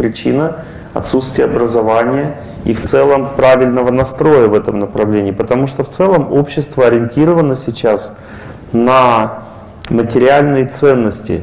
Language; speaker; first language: Russian; native; Russian